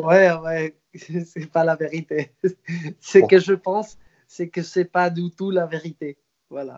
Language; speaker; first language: French; non-native, fluent; Spanish